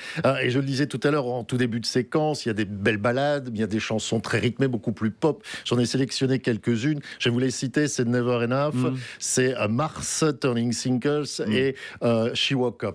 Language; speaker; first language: French; native; French